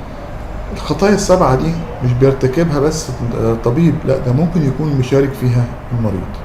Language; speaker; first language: Arabic; native; Arabic